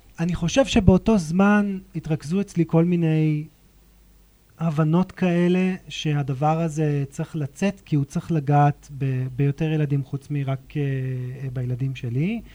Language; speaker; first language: Hebrew; native; Hebrew